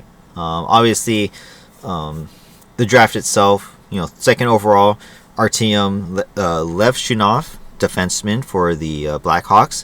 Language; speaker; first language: English; native; English